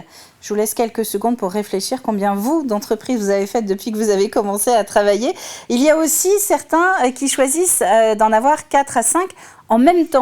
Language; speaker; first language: French; native; French